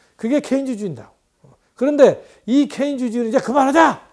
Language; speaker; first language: Korean; native; Korean